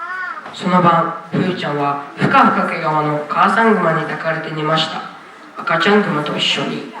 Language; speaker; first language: Japanese; non-native, learner; Mongolian